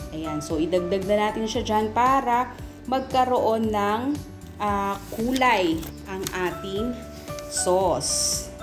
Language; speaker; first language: Filipino; non-native, local second language; Iloko